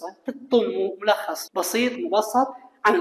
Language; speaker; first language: Arabic; native; Arabic